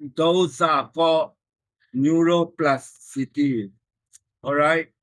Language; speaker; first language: English; non-native, local second language; Malay